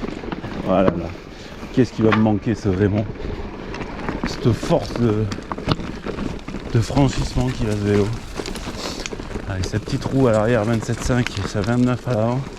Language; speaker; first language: French; native; French